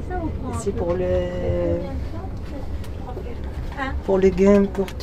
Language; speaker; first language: French; non-native, learner; Arabic